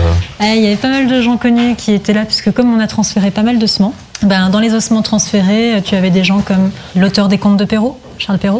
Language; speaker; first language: French; native; French